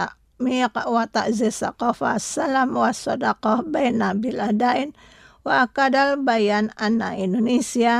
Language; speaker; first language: Arabic; non-native, fluent; Indonesian